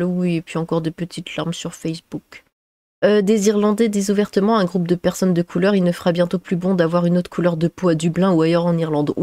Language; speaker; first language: French; native; French